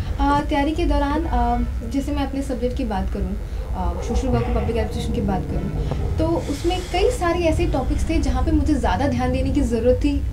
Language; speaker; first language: Hindi; native; Hindi